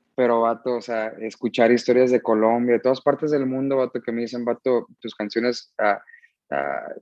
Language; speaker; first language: Spanish; early bilingual, heritage; Spanish